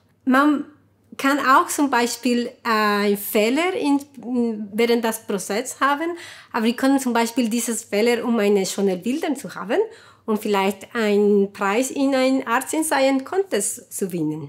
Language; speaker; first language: German; non-native, fluent; Spanish